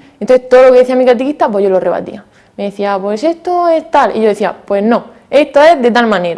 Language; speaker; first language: Spanish; native; Spanish